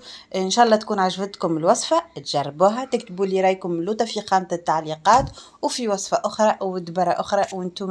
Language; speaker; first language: Arabic; native; Arabic